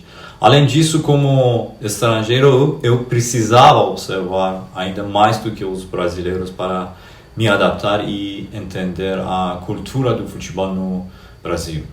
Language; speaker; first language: Portuguese; non-native, fluent; Persian